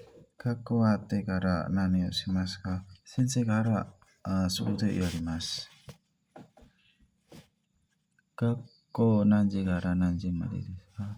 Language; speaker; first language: Japanese; non-native, learner; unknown